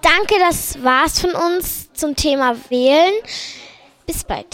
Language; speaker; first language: German; native; German